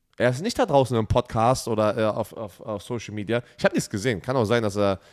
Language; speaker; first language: German; native; German